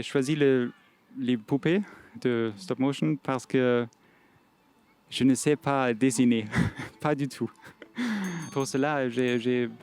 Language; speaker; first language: French; non-native, fluent; German